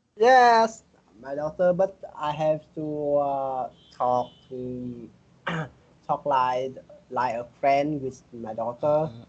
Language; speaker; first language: English; non-native, learner; Vietnamese